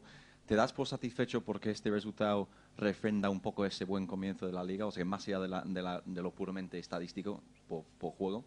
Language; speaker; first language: Spanish; non-native, fluent; English